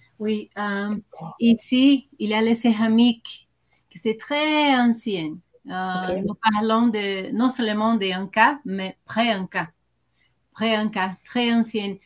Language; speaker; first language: French; non-native, learner; Spanish